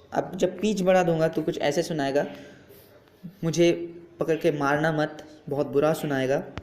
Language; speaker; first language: Hindi; non-native, local second language; Bangla